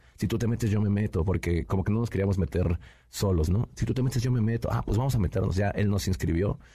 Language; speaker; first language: Spanish; native; Spanish